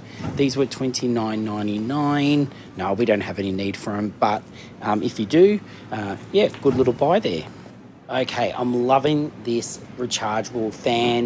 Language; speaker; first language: English; native; English